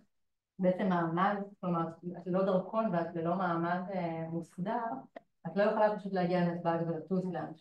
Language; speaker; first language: Hebrew; native; Hebrew